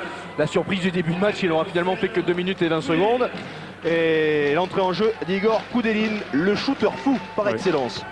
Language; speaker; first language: French; native; French